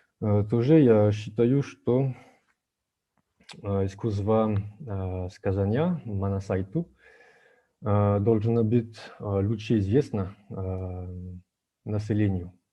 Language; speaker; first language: Russian; non-native, fluent; French